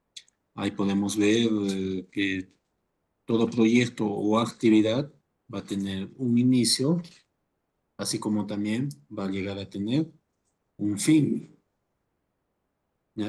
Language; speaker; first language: Spanish; native; Spanish